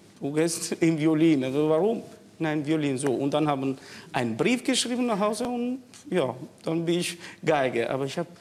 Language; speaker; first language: German; non-native, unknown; Albanian